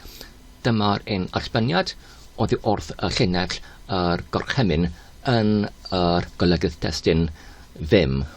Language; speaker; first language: Welsh; non-native, learner; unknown